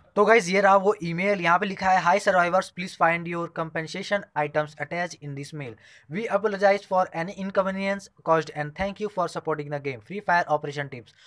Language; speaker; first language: Hindi; native; Hindi